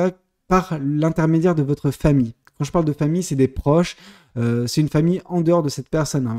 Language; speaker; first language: French; native; French